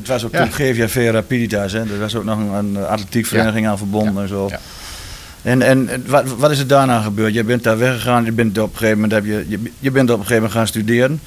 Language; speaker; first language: Dutch; native; Dutch